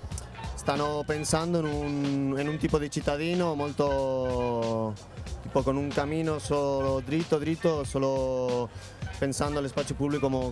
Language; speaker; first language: Italian; non-native, fluent; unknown